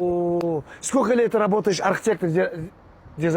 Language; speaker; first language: Russian; non-native, local second language; Turkmen